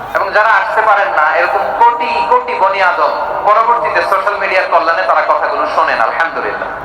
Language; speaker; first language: Bangla; native; Bangla